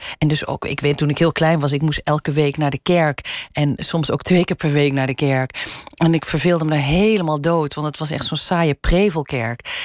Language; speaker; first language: Dutch; non-native, local second language; Limburgish